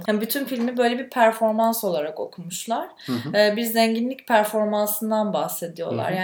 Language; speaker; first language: Turkish; native; Turkish